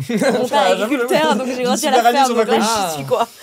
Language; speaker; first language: French; native; French